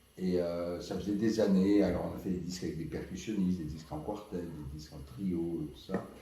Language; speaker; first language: French; native; French